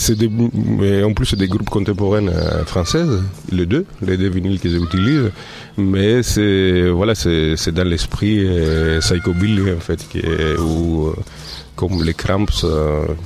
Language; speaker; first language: French; native; French